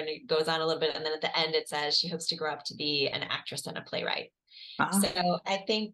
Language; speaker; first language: English; native; English